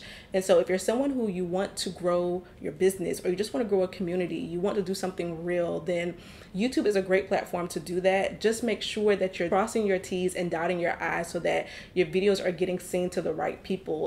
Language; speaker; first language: English; native; English